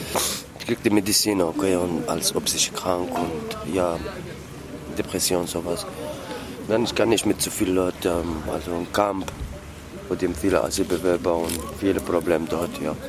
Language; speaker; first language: German; non-native, learner; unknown